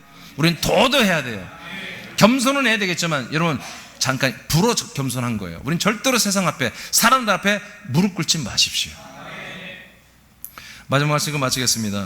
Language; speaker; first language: Korean; native; Korean